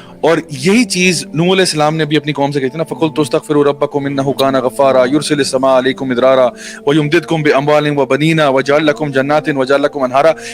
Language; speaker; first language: Urdu; early bilingual, heritage; Urdu